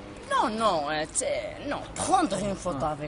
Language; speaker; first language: French; non-native, learner; Arabic